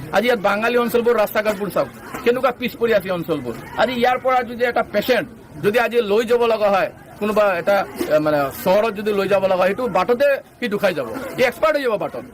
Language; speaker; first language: Assamese; non-native, local second language; Bangla